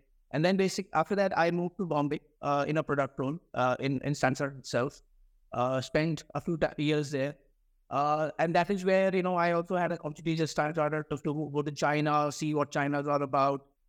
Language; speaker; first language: English; non-native, local second language; Hindi